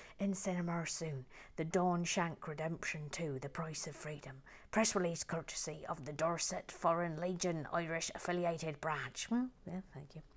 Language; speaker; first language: English; native; English